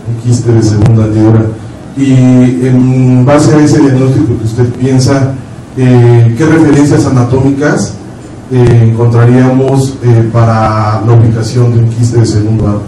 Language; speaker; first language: Spanish; native; Spanish